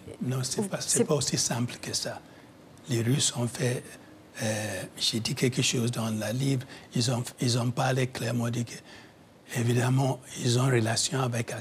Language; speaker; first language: French; non-native, fluent; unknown